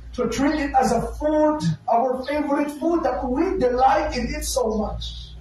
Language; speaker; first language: English; non-native, local second language; Filipino